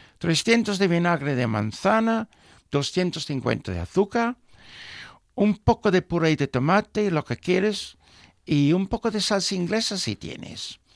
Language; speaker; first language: Spanish; non-native, fluent; English